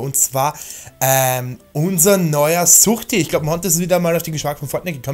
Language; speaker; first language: German; native; German